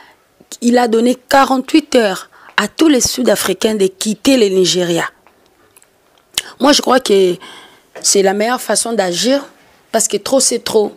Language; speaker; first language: French; non-native, local second language; Lingala